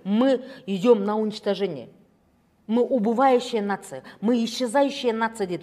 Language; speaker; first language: Russian; non-native, local second language; Kazakh